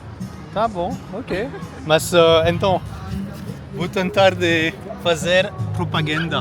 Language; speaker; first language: Portuguese; non-native, learner; French